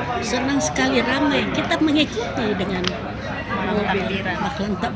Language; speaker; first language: Indonesian; non-native, fluent; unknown